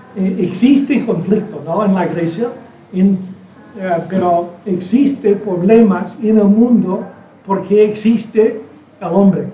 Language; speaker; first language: Spanish; non-native, fluent; English